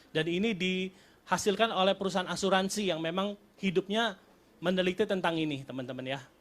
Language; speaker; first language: Indonesian; native; Indonesian